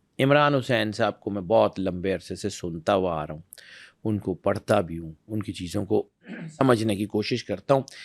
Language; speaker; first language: Urdu; non-native, local second language; Punjabi